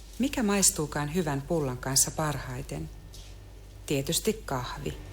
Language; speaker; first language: Finnish; native; Finnish